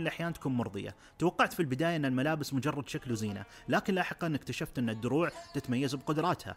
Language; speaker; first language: Arabic; native; Arabic